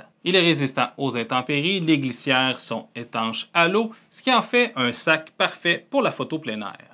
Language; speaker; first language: French; native; French